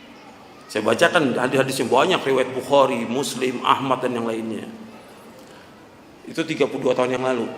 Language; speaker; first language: Indonesian; native; Indonesian